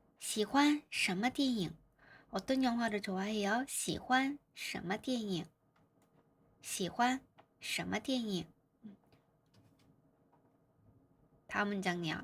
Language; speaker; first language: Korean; non-native, fluent; Chinese